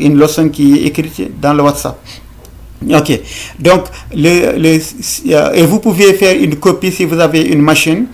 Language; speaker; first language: French; non-native, local second language; Fula